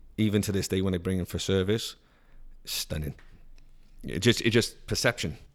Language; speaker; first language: English; native; English